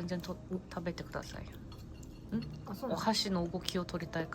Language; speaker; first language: Japanese; non-native, fluent; Korean